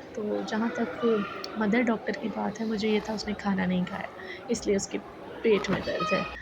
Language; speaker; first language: Urdu; native; Urdu